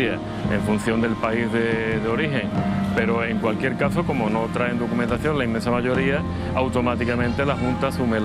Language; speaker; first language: Spanish; native; Spanish